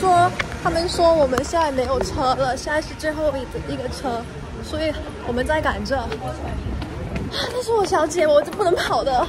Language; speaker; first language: Chinese; non-native, learner; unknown